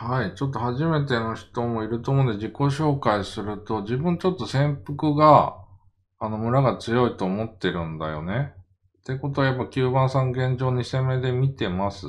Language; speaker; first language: Japanese; native; Japanese